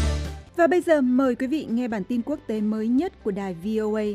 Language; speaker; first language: Vietnamese; native; Vietnamese